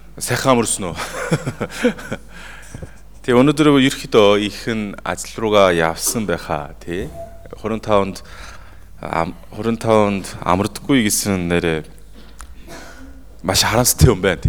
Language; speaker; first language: Mongolian; non-native, fluent; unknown